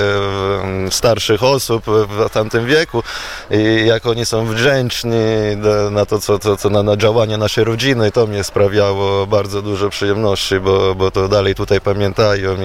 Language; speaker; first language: Polish; non-native, fluent; Italian